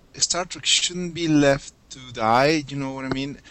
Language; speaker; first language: English; non-native, fluent; Spanish